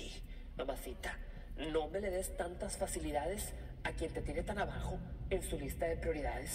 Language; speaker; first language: Spanish; native; Spanish